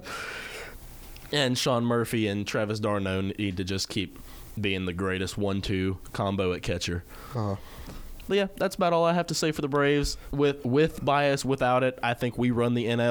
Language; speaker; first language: English; native; English